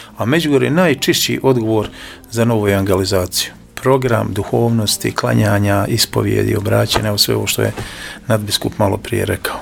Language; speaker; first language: Croatian; native; Croatian